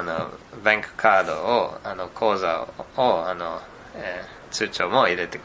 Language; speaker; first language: Japanese; non-native, fluent; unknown